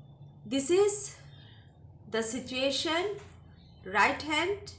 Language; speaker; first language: Hindi; non-native, local second language; Bangla